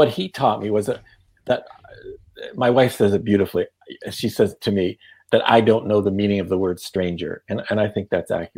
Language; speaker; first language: English; non-native, fluent; Yiddish